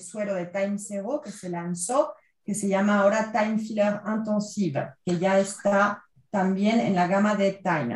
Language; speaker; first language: Spanish; native; Spanish